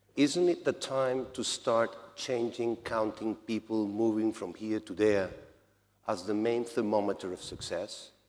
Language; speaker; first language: English; non-native, fluent; Spanish